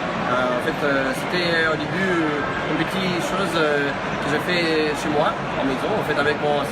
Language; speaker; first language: French; non-native, learner; Russian